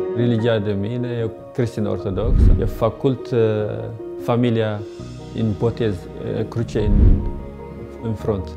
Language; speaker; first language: Romanian; non-native, learner; Tigrinya